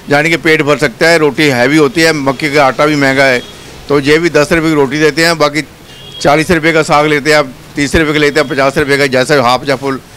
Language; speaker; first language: Hindi; native; Hindi